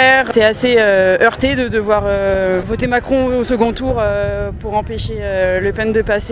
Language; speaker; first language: French; native; French